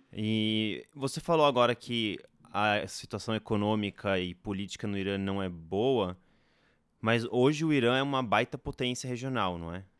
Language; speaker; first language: Portuguese; native; Portuguese